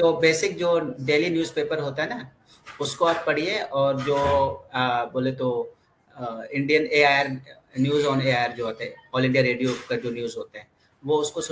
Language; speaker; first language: Hindi; native; Hindi